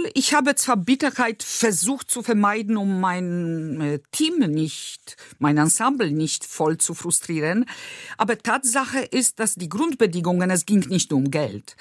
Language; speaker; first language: German; non-native, fluent; Polish